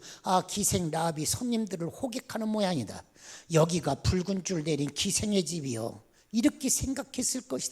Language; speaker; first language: Korean; native; Korean